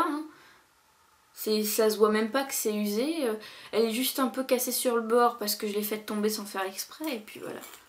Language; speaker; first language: French; native; French